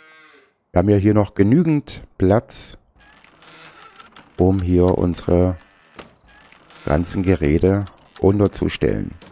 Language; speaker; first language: German; native; German